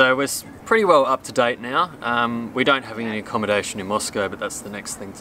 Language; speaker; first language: English; native; English